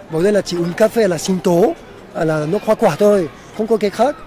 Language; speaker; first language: Vietnamese; non-native, fluent; French